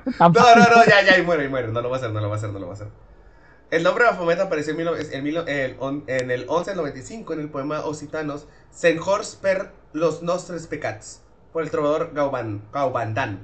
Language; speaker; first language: Spanish; native; Spanish